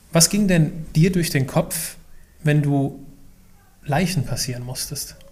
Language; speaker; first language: German; native; German